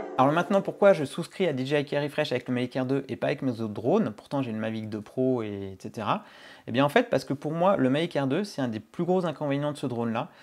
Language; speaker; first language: French; native; French